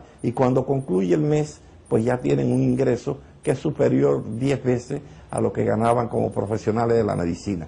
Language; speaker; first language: Spanish; native; Spanish